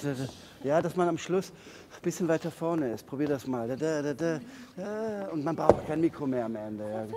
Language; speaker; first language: German; native; German